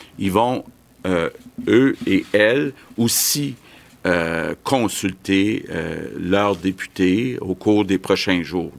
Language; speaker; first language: French; native; French